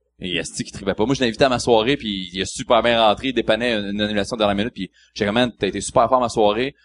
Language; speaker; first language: French; native; French